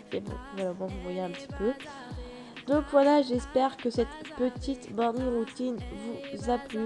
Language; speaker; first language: French; native; French